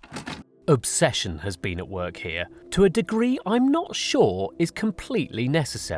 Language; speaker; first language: English; native; English